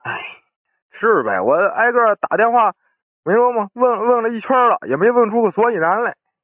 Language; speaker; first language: Chinese; native; Chinese